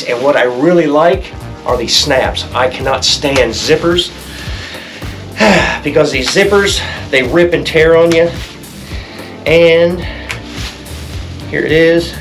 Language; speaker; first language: English; native; English